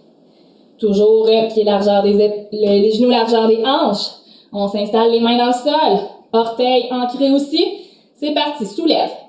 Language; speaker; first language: French; native; French